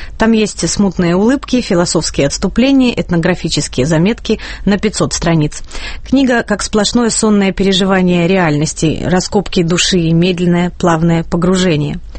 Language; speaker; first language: Russian; native; Russian